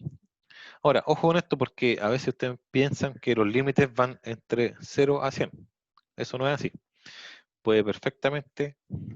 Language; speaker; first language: Spanish; native; Spanish